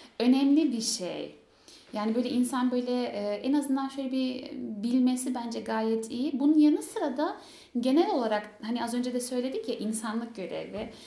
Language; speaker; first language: Turkish; early bilingual, heritage; Turkish